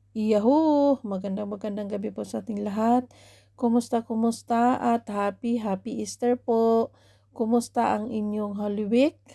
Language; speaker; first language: Filipino; native; Filipino